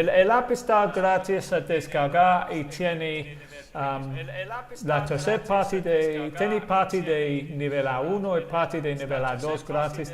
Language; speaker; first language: Spanish; non-native, fluent; English